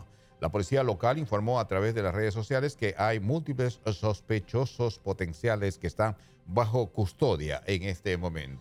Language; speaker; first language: Spanish; native; Spanish